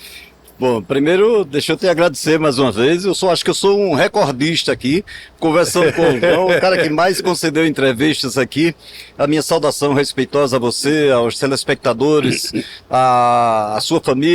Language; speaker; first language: Portuguese; native; Portuguese